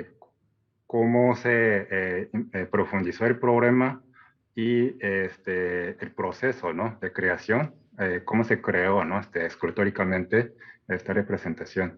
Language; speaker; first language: Spanish; non-native, fluent; Japanese